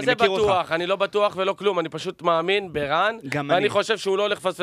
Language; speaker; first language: Hebrew; native; Hebrew